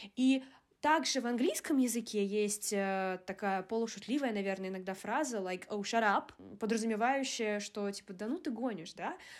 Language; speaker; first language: Russian; native; Russian